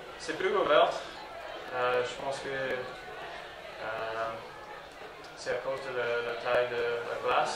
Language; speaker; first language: French; non-native, learner; English